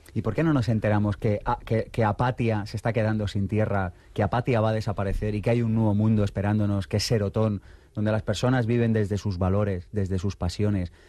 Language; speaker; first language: Spanish; native; Spanish